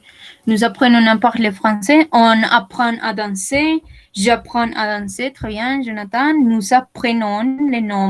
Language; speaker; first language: French; non-native, learner; Spanish